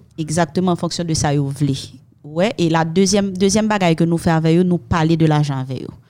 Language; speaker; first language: French; non-native, local second language; Haitian Creole